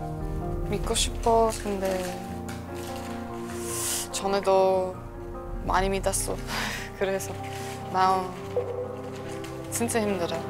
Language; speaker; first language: Korean; non-native, learner; English